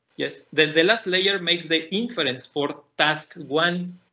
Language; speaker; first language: English; non-native, fluent; Spanish